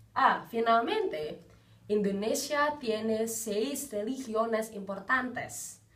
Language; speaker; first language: Spanish; non-native, learner; Indonesian